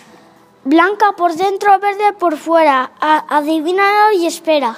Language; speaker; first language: Spanish; native; Spanish